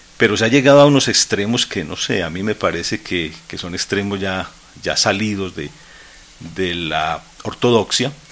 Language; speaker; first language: Spanish; native; Spanish